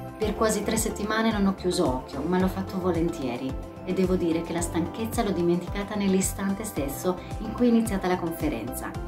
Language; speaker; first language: Italian; non-native, fluent; Albanian